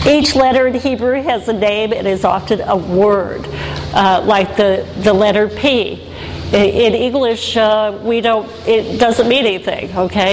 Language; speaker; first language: English; native; English